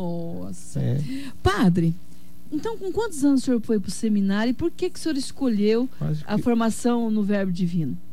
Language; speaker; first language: Portuguese; native; Portuguese